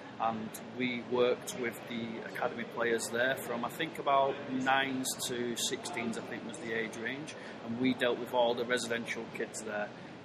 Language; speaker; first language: English; native; English